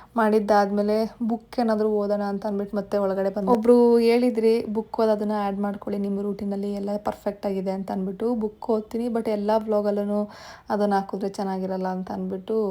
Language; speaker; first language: Kannada; native; Kannada